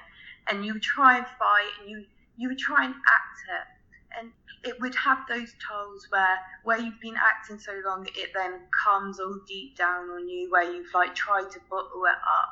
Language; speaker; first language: English; native; English